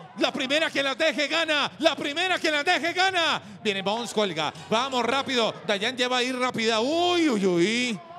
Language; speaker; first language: Spanish; native; Spanish